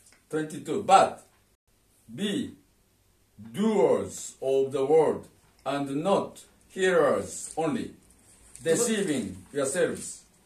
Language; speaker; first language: English; non-native, learner; Japanese